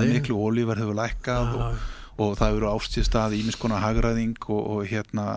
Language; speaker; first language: Icelandic; native; Icelandic